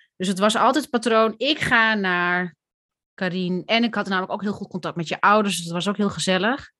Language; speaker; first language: Dutch; native; Dutch